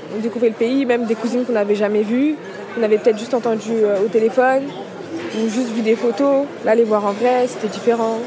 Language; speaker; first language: French; early bilingual, other home language; Kabuverdianu